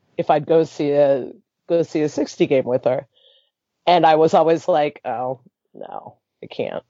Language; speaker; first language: English; early bilingual, other home language; German